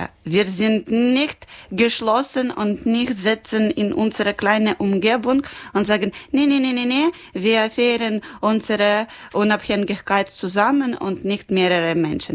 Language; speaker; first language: German; non-native, learner; Ukrainian